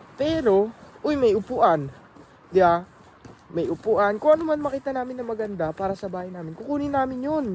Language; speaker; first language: Filipino; native; Filipino